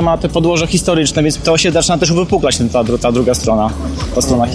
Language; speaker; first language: Polish; native; Polish